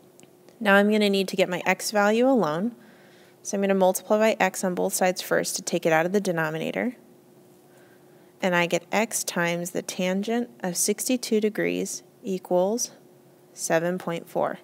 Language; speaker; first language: English; native; English